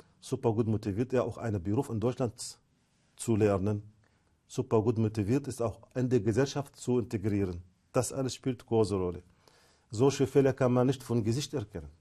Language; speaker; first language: German; non-native, fluent; Arabic